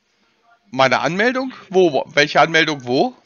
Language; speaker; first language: German; native; German